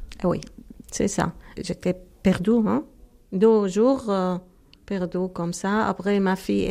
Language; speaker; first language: French; non-native, learner; Arabic